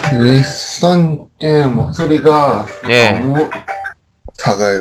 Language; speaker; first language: Korean; non-native, learner; Chinese